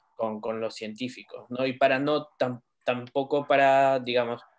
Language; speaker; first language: Spanish; native; Spanish